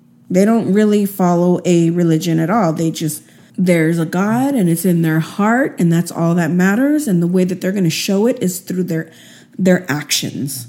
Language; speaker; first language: English; early bilingual, other home language; Spanish